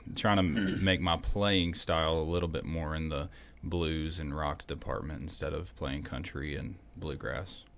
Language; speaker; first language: English; native; English